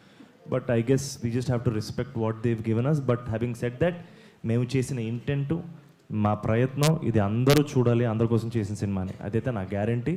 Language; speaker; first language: Telugu; native; Telugu